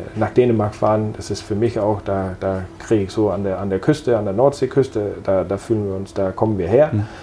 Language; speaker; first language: German; non-native, fluent; Danish